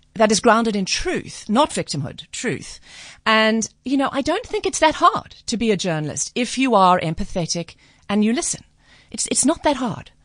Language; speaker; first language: English; native; English